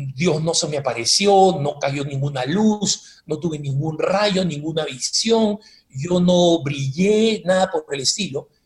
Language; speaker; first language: Spanish; native; Spanish